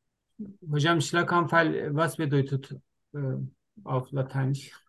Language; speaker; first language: German; non-native, learner; Turkish